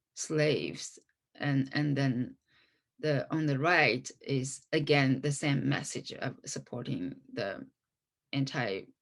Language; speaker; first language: English; non-native, fluent; Chinese